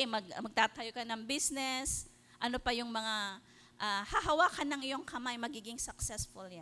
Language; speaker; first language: Filipino; native; Filipino